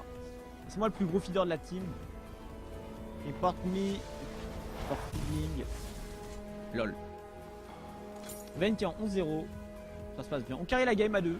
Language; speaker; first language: French; native; French